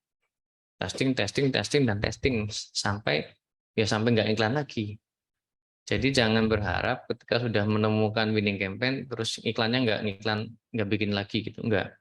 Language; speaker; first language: Indonesian; native; Indonesian